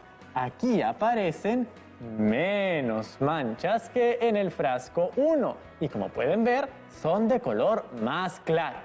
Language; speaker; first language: Spanish; native; Spanish